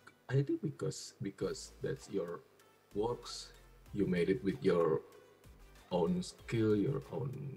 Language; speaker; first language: English; non-native, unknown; Indonesian